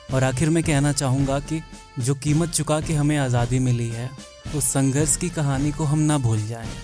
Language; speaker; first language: Hindi; native; Hindi